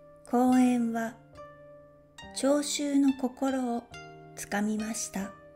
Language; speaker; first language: Japanese; native; Japanese